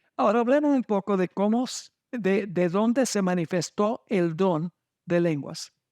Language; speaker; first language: Spanish; non-native, fluent; English